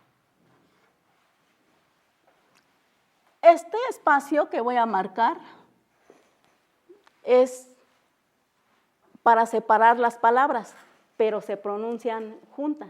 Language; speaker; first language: Spanish; non-native, local second language; Mixtepec Mixtec